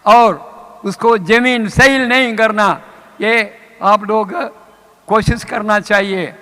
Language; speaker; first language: Hindi; non-native, local second language; Malayalam